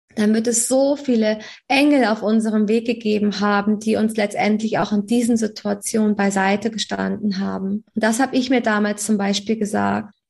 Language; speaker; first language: German; native; German